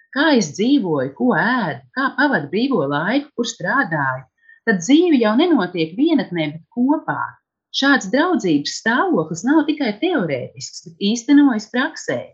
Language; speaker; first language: Latvian; native; Latvian